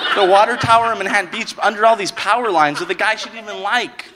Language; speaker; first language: English; early bilingual, other home language; Spanish